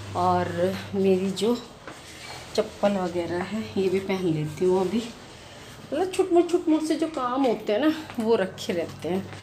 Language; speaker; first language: Hindi; native; Hindi